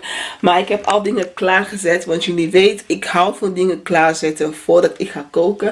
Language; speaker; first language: Dutch; non-native, fluent; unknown